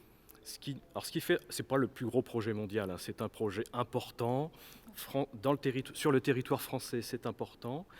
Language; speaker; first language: French; native; French